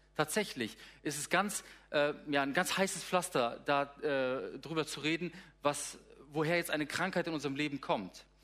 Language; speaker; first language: German; native; German